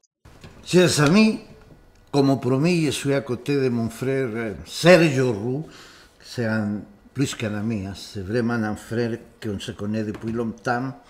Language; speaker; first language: French; non-native, fluent; Spanish